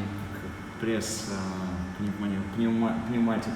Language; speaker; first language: English; non-native, learner; Russian